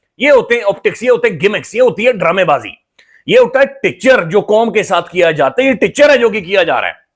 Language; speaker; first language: Urdu; non-native, local second language; Punjabi